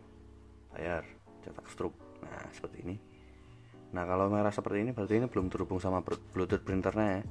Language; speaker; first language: Indonesian; native; Indonesian